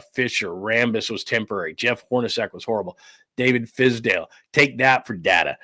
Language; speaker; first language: English; native; English